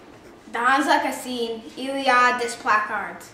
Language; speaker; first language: French; non-native, learner; English